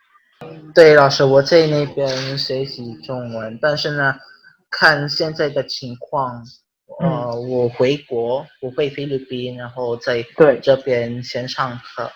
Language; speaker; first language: Chinese; non-native, learner; Filipino